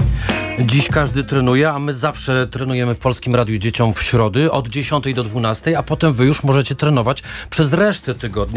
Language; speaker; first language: Polish; native; Polish